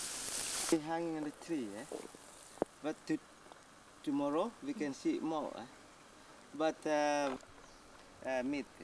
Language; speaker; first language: English; non-native, learner; Indonesian